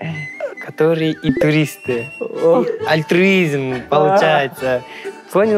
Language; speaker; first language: Russian; non-native, local second language; Kyrgyz